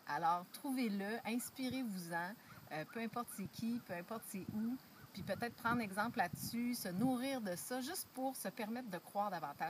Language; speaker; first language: French; native; French